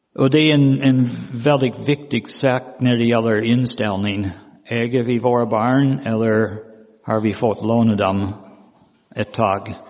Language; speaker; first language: Swedish; non-native, fluent; English